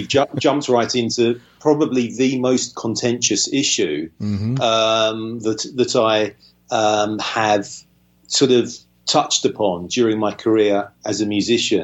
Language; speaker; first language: English; native; English